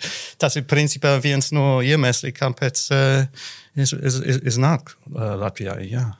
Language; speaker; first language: Latvian; non-native, learner; English